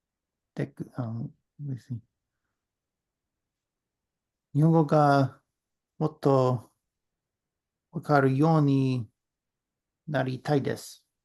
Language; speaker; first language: Japanese; non-native, learner; English